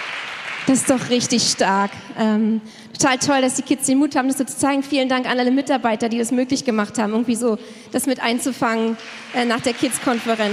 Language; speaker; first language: German; native; German